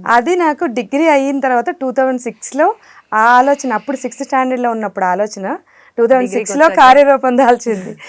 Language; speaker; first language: Telugu; native; Telugu